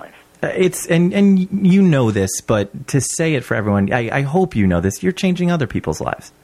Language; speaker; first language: English; native; English